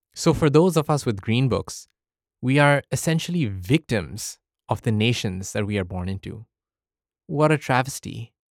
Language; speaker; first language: English; early bilingual, other home language; Arabic